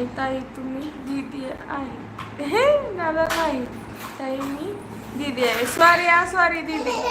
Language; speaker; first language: Marathi; native; Marathi